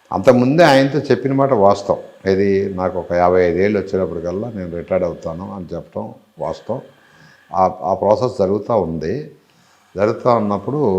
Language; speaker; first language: Telugu; native; Telugu